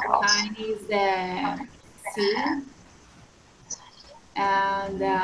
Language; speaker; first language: English; non-native, learner; Spanish